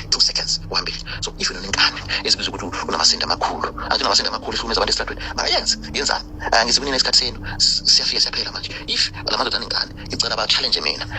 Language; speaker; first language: Zulu; non-native, fluent; Nyanja